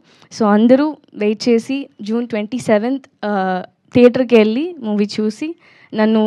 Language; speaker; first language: Telugu; non-native, learner; Tamil